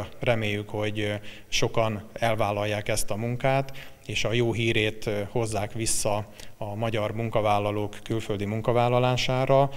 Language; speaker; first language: Hungarian; native; Hungarian